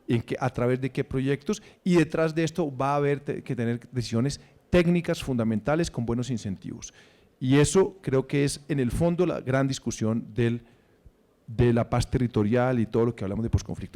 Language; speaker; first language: Spanish; native; Spanish